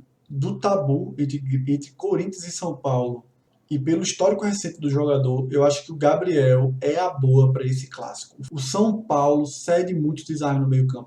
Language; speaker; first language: Portuguese; native; Portuguese